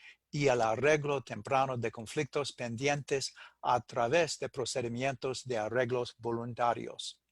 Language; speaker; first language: Spanish; non-native, fluent; English